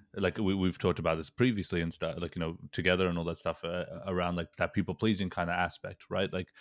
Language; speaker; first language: English; early bilingual, other home language; Urdu